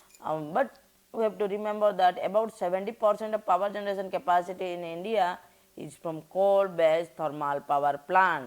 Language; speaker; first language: English; non-native, local second language; Odia